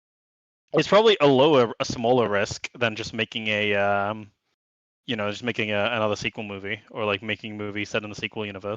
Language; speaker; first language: English; native; English